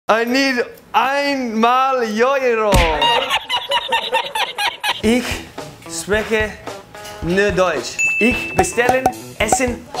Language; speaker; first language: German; non-native, learner; English